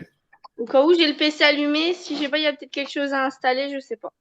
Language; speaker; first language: French; native; French